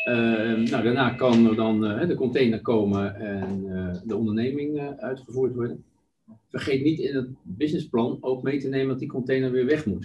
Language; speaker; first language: Dutch; native; Dutch